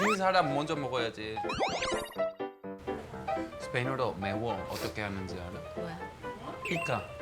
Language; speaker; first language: Korean; non-native, fluent; Spanish